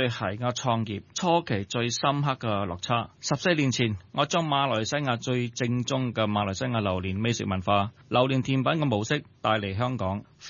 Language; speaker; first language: Cantonese; early bilingual, heritage; Cantonese